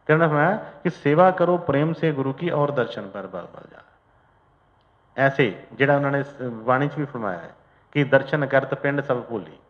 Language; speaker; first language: Hindi; non-native, local second language; Punjabi